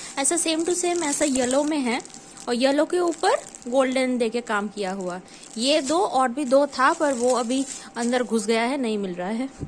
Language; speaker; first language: Hindi; non-native, local second language; Bangla